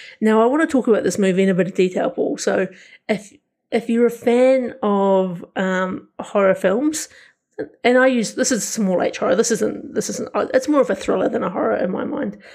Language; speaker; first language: English; native; English